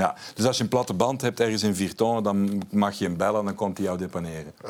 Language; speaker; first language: Dutch; native; Dutch